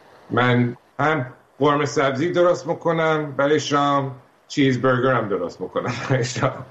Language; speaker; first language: Persian; early bilingual, heritage; Persian